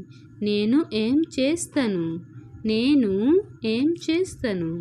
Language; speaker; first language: Telugu; non-native, local second language; Odia